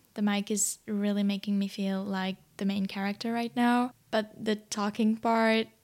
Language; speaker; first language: English; non-native, fluent; French